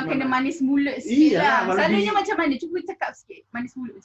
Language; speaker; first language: Malay; native; Malay